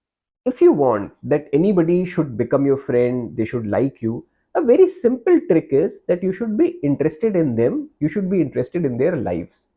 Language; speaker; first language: English; non-native, local second language; Hindi